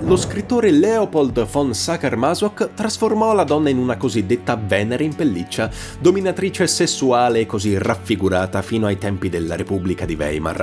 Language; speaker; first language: Italian; native; Italian